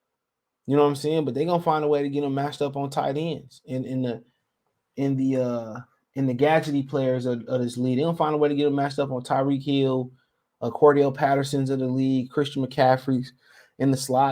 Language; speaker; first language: English; native; English